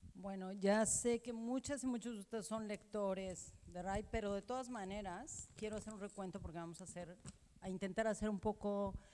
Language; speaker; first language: Spanish; native; Spanish